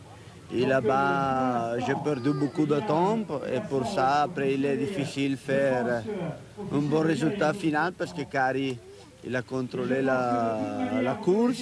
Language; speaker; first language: French; non-native, learner; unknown